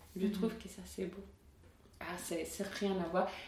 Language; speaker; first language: French; non-native, learner; Spanish